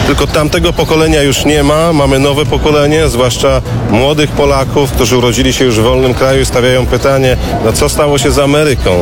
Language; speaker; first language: Polish; native; Polish